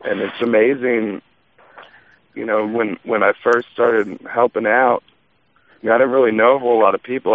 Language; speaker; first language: English; native; English